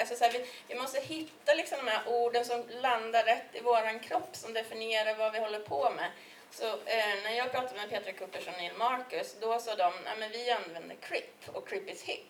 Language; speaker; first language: Swedish; native; Swedish